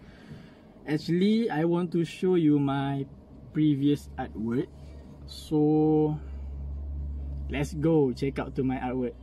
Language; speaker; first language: English; non-native, learner; Malay